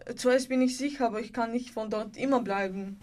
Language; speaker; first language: German; non-native, learner; Bulgarian